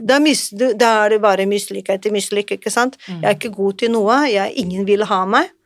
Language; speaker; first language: Norwegian; non-native, fluent; Portuguese